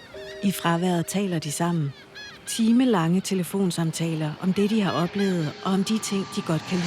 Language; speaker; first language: Danish; native; Danish